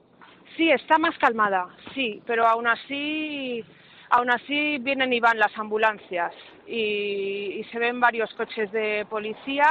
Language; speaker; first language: Spanish; native; Spanish